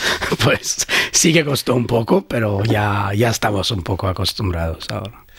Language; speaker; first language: Spanish; non-native, fluent; Swedish